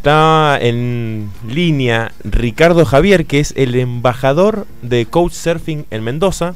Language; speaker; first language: Spanish; native; Spanish